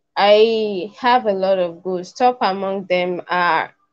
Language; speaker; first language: English; non-native, local second language; Igbo